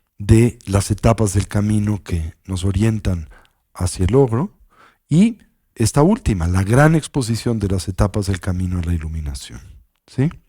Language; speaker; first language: Spanish; native; Spanish